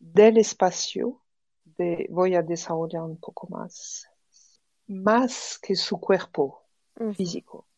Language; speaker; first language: Spanish; non-native, fluent; French